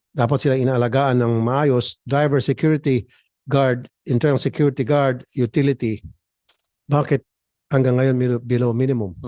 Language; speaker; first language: Filipino; native; Filipino